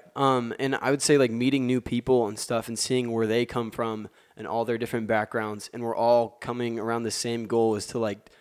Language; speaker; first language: English; native; English